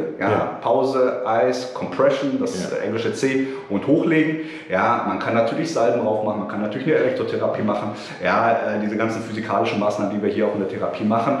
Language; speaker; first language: German; native; German